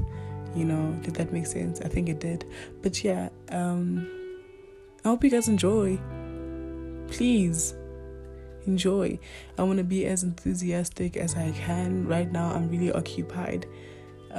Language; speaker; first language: English; non-native, local second language; Northern Sotho